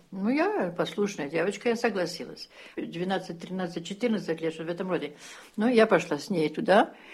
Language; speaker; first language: Russian; early bilingual, heritage; Russian